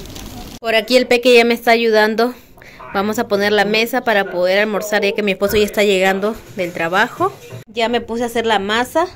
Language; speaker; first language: Spanish; native; Spanish